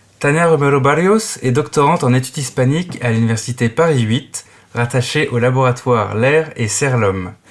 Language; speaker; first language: French; native; French